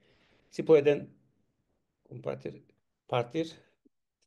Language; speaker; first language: Spanish; non-native, learner; Turkish